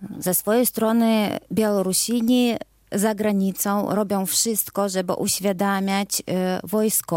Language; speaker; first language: Polish; non-native, fluent; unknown